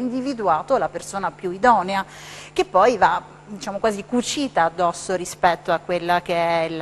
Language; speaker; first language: Italian; native; Italian